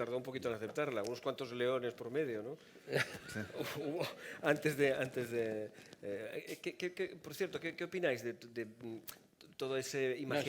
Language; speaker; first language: Spanish; native; Spanish